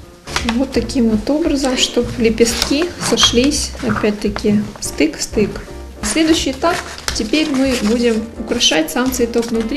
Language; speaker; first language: Russian; native; Russian